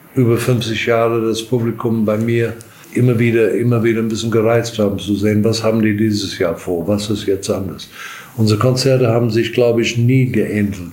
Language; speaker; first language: German; non-native, fluent; English